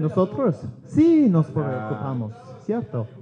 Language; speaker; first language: Spanish; non-native, learner; English